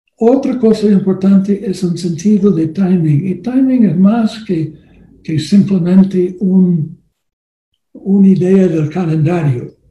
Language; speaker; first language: Spanish; non-native, learner; English